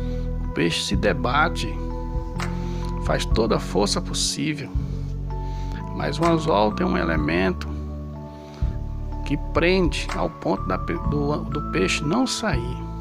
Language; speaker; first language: Portuguese; native; Portuguese